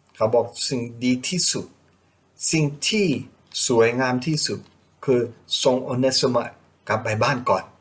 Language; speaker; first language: Thai; non-native, fluent; English